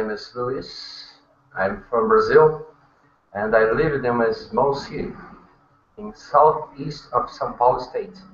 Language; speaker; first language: English; non-native, fluent; Portuguese